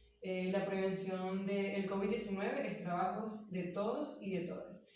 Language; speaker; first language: Spanish; native; Spanish